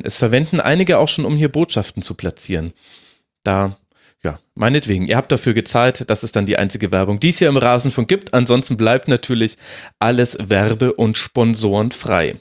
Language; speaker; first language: German; native; German